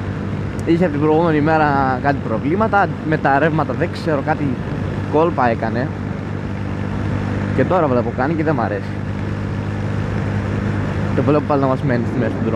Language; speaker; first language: Greek; native; Greek